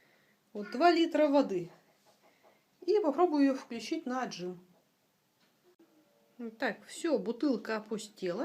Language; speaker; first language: Russian; native; Russian